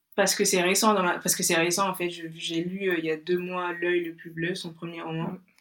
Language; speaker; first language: French; non-native, local second language; Bambara